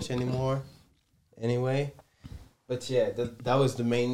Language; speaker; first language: English; non-native, fluent; French